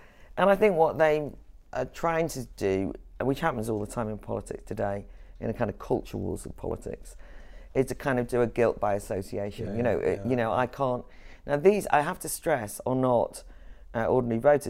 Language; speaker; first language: English; native; English